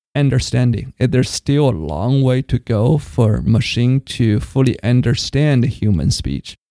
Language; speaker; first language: English; non-native, fluent; Chinese